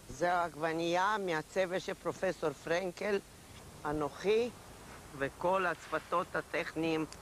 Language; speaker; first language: Hebrew; non-native, fluent; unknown